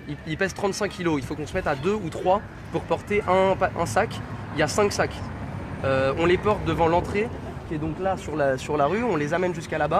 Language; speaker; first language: French; native; French